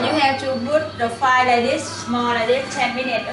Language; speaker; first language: English; non-native, learner; Vietnamese